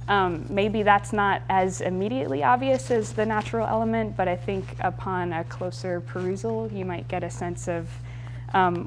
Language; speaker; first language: English; native; English